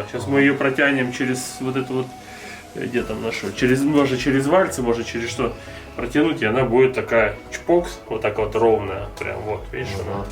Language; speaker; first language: Russian; native; Russian